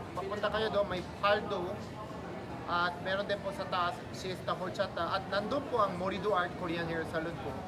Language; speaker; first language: Filipino; non-native, fluent; Korean